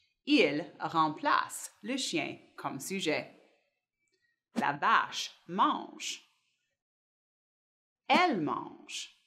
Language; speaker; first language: French; non-native, fluent; English